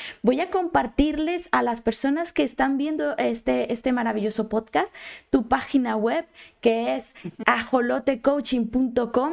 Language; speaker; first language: Spanish; native; Spanish